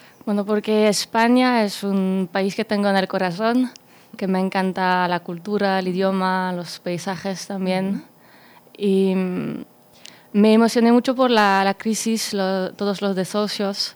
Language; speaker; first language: Spanish; non-native, fluent; French